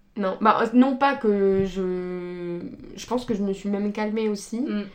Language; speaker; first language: French; native; French